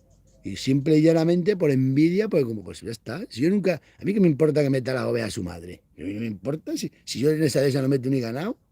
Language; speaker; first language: Spanish; native; Spanish